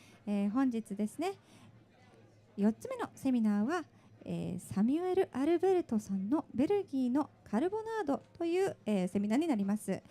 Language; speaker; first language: Japanese; native; Japanese